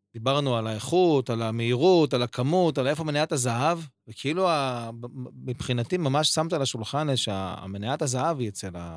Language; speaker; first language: Hebrew; native; Hebrew